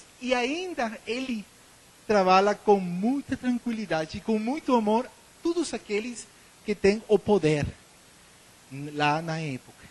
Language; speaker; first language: Portuguese; non-native, learner; Spanish